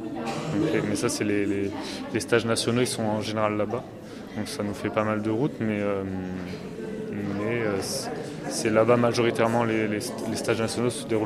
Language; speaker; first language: French; native; French